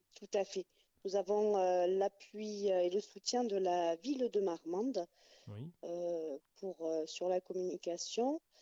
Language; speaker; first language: French; native; French